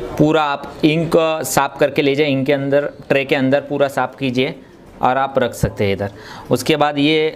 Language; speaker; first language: Hindi; non-native, local second language; Marathi